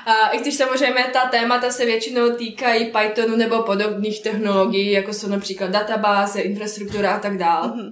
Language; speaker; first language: Czech; non-native, fluent; Bosnian